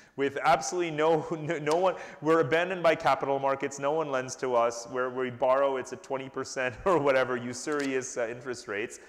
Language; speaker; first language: English; native; English